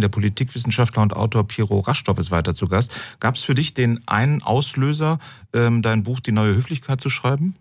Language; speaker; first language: German; native; German